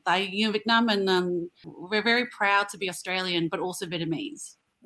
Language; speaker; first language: English; early bilingual, other home language; Vietnamese